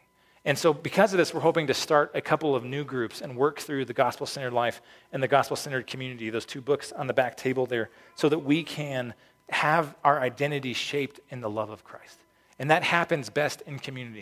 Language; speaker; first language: English; native; English